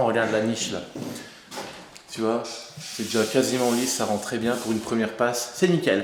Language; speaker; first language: French; native; French